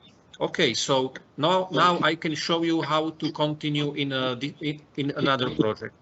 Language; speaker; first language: English; non-native, fluent; Slovak